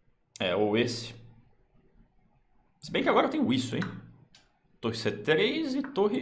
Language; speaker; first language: Portuguese; native; Portuguese